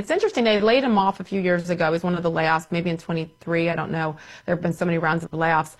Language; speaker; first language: English; native; English